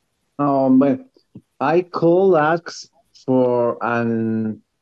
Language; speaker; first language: English; non-native, learner; Spanish